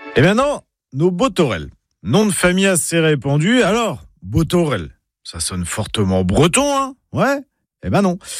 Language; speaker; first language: French; native; French